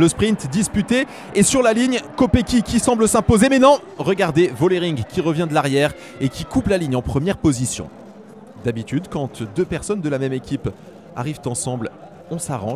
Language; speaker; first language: French; native; French